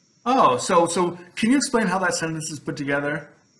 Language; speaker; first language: English; native; English